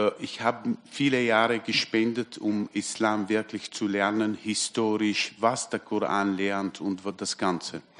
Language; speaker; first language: German; non-native, fluent; Armenian